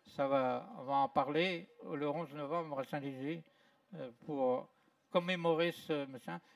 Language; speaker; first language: French; native; French